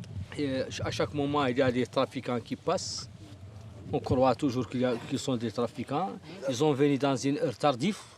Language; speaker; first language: French; non-native, local second language; Arabic